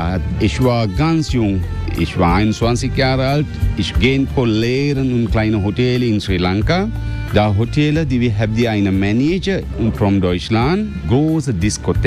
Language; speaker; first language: German; non-native, learner; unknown